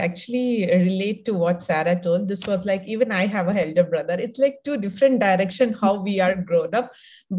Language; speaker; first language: English; non-native, local second language; Kannada